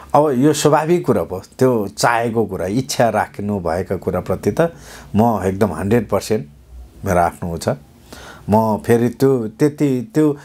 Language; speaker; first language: Nepali; non-native, local second language; Eastern Tamang